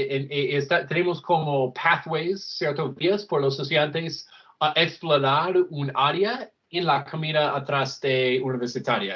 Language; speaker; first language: Spanish; non-native, fluent; English